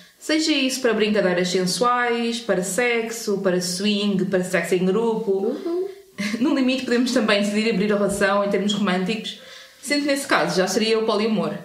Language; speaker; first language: Portuguese; native; Portuguese